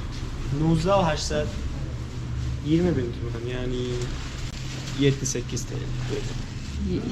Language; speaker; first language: Turkish; non-native, fluent; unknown